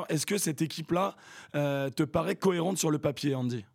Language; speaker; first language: French; native; French